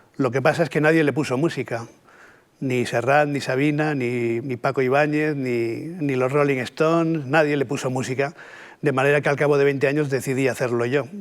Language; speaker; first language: Spanish; native; Spanish